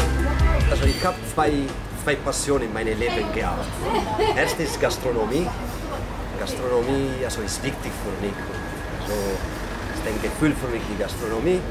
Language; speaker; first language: German; non-native, learner; Italian